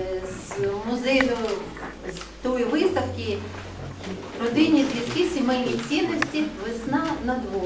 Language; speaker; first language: Ukrainian; native; Ukrainian